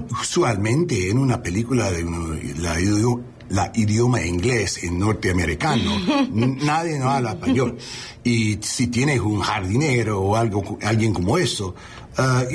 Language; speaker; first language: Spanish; non-native, learner; English